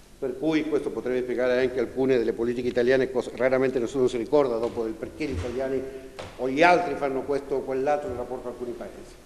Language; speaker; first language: Italian; non-native, fluent; Spanish